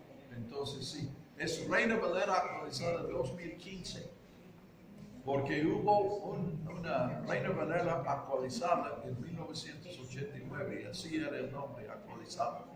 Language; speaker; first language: Spanish; non-native, fluent; English